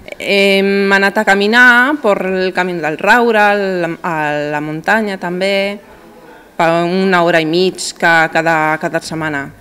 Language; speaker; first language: Catalan; non-native, learner; French